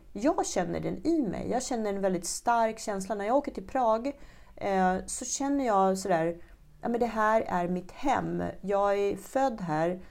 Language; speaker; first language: Swedish; early bilingual, other home language; Czech